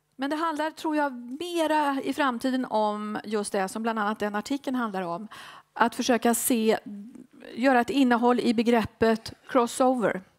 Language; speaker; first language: Swedish; native; Swedish